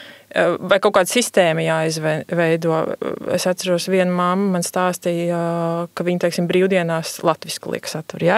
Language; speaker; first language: Latvian; native; Latvian